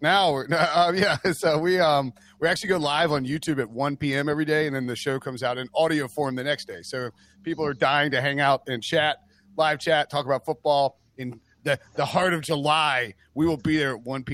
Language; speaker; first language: English; native; English